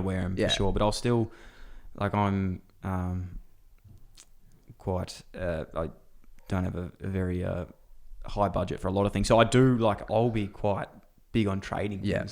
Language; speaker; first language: English; native; English